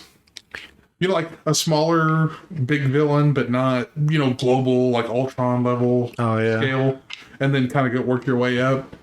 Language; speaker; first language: English; native; English